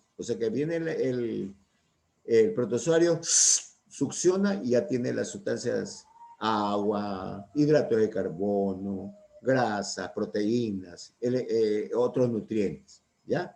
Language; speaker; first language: Spanish; native; Spanish